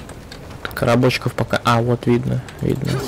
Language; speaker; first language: Russian; native; Russian